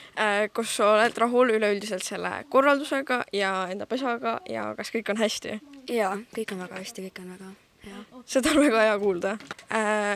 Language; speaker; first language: Estonian; native; Estonian